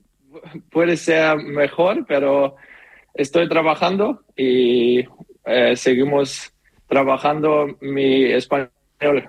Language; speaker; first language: Spanish; non-native, learner; German